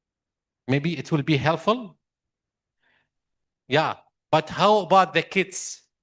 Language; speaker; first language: English; non-native, fluent; Arabic